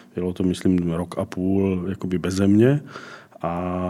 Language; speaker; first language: Czech; native; Czech